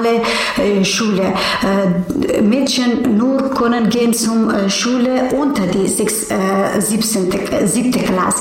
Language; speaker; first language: German; non-native, learner; Persian